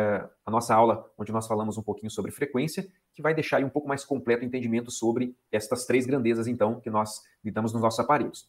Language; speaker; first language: Portuguese; native; Portuguese